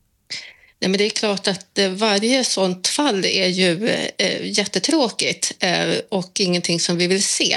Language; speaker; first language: Swedish; native; Swedish